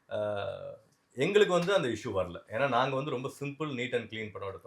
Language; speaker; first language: Tamil; native; Tamil